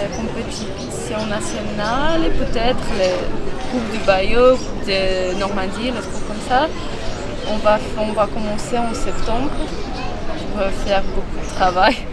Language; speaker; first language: French; non-native, learner; Ukrainian